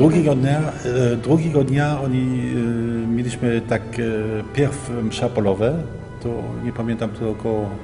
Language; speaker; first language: Polish; early bilingual, heritage; Polish